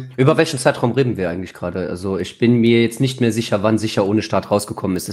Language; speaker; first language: German; native; German